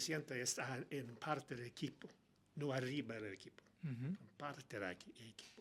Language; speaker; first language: Spanish; non-native, learner; Swedish